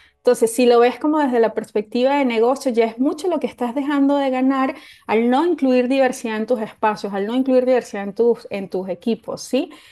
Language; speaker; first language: Spanish; native; Spanish